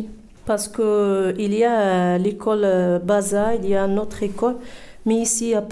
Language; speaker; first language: French; non-native, learner; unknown